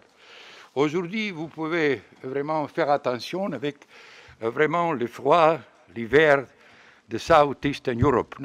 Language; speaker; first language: French; non-native, fluent; Bosnian